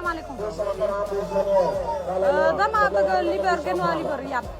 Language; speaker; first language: Wolof; non-native, learner; French